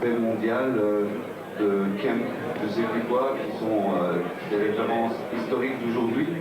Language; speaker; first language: French; native; French